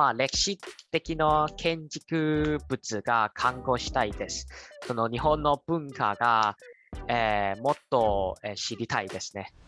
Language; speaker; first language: Japanese; non-native, learner; Cantonese